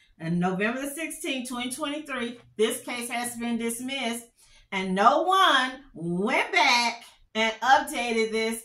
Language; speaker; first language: English; native; English